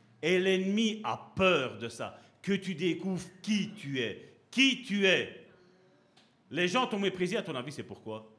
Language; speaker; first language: French; native; French